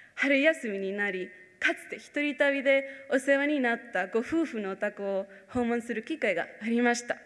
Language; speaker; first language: Japanese; non-native, fluent; Spanish